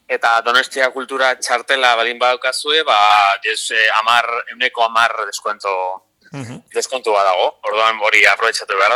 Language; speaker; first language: Basque; non-native, local second language; Spanish